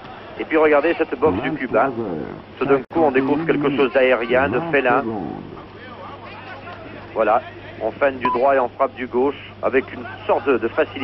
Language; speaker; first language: French; native; French